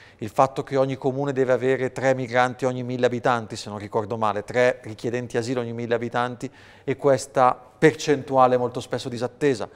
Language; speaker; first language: Italian; native; Italian